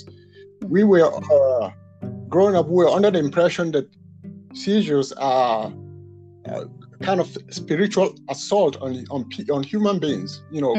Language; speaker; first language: English; non-native, local second language; Yoruba